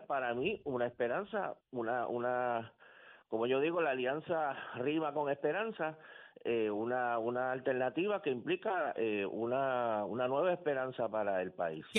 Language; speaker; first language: Spanish; native; Spanish